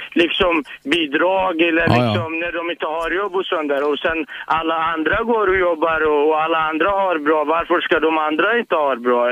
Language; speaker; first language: Swedish; non-native, fluent; Arabic